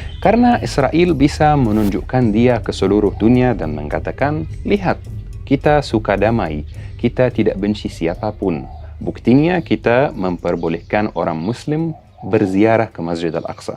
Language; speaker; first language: Indonesian; non-native, fluent; Arabic